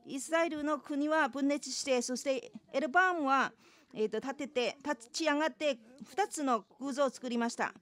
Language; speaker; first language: Japanese; non-native, fluent; Chinese